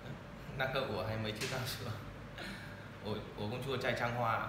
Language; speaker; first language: Chinese; non-native, learner; Vietnamese